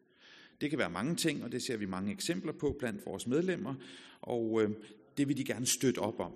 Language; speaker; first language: Danish; native; Danish